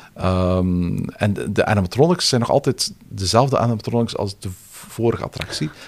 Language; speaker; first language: Dutch; native; Dutch